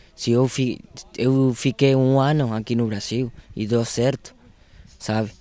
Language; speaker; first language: Portuguese; non-native, learner; Spanish